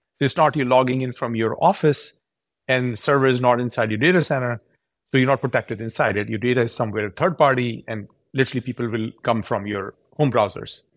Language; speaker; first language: English; non-native, local second language; Urdu